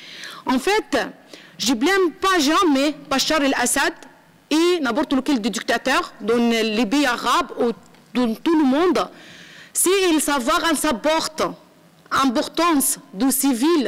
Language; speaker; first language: French; non-native, learner; Arabic